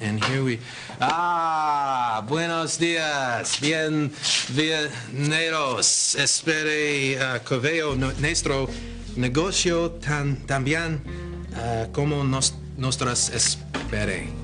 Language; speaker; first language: Spanish; non-native, learner; English